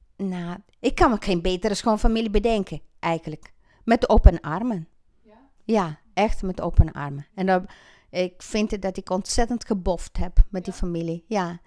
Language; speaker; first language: Dutch; non-native, fluent; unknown